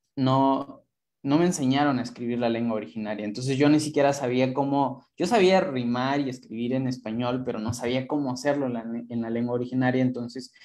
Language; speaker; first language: Spanish; non-native, local second language; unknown